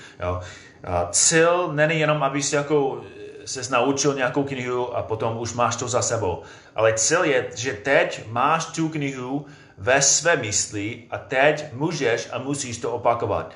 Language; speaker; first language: Czech; non-native, fluent; English